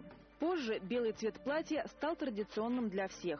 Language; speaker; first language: Russian; native; Russian